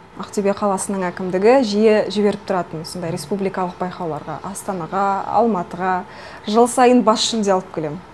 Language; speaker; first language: Kazakh; non-native, local second language; Russian